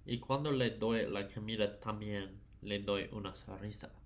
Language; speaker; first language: Spanish; non-native, learner; English